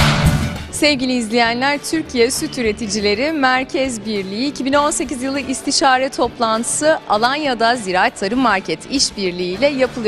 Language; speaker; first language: Turkish; native; Turkish